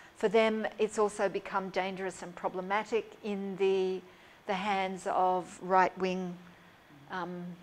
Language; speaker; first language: English; native; English